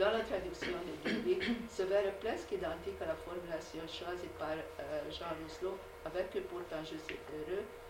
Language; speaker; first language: French; non-native, fluent; Hungarian